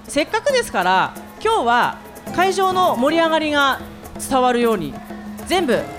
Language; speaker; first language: Japanese; native; Japanese